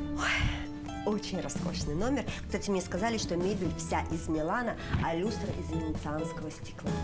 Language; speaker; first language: Russian; native; Russian